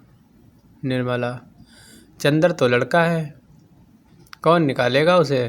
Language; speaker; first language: Hindi; native; Hindi